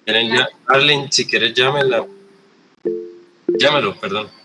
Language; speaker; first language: Spanish; native; Spanish